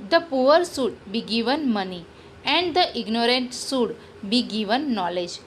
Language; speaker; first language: English; non-native, local second language; Gujarati